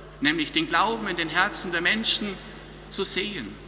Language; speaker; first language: German; native; German